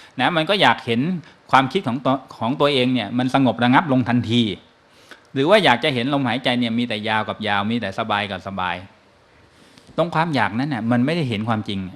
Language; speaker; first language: Thai; native; Thai